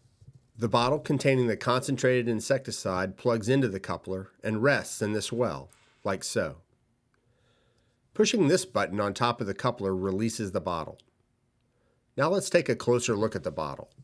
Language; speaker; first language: English; native; English